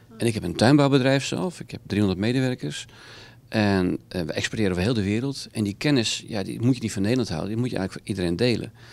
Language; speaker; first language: Dutch; native; Dutch